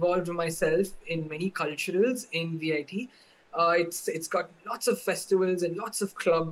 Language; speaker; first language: English; non-native, local second language; Tamil